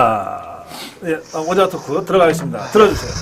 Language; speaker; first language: Korean; native; Korean